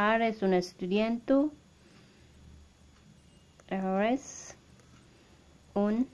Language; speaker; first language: Spanish; non-native, learner; Hindi